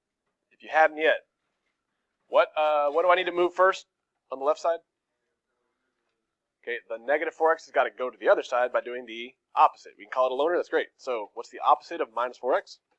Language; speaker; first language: English; native; English